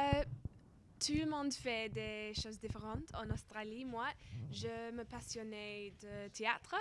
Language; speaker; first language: French; non-native, learner; English